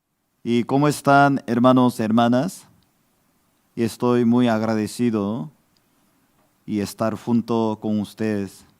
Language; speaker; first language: Spanish; non-native, fluent; Korean